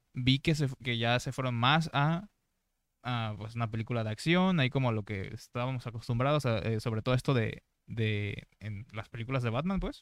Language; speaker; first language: Spanish; native; Spanish